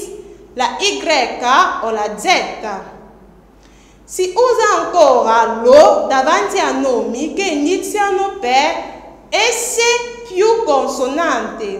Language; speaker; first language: Italian; non-native, fluent; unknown